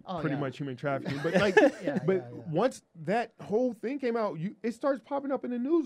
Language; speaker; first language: English; native; English